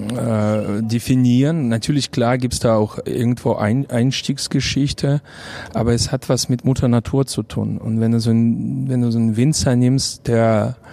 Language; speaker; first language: German; non-native, fluent; Romanian